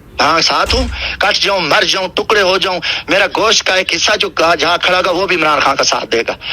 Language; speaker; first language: Urdu; non-native, local second language; Saraiki